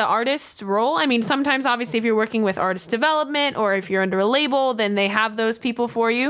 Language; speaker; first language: English; native; English